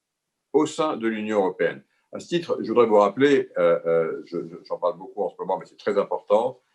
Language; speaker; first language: French; native; French